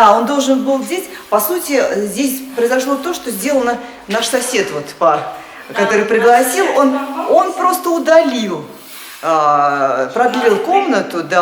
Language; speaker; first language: Russian; native; Russian